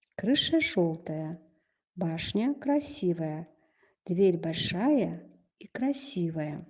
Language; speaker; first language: Russian; non-native, local second language; Kazakh